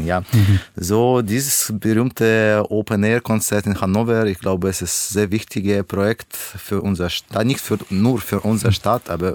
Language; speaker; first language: German; non-native, learner; Russian